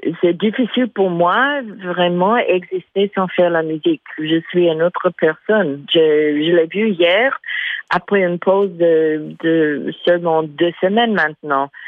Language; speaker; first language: French; non-native, fluent; English